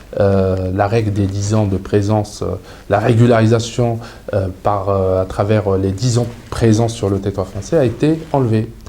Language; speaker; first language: French; non-native, local second language; Arabic